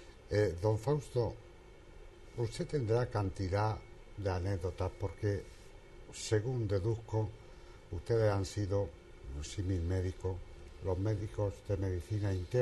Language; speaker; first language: Spanish; native; Spanish